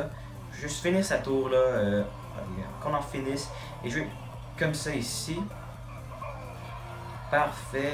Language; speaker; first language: French; native; French